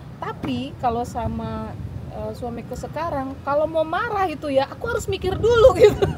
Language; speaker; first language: Indonesian; native; Indonesian